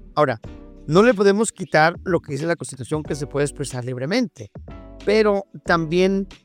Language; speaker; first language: Spanish; native; Spanish